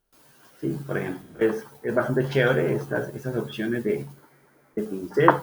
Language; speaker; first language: Spanish; native; Spanish